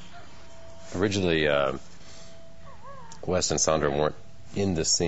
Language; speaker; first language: English; native; English